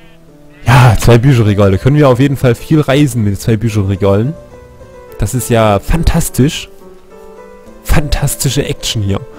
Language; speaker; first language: German; native; German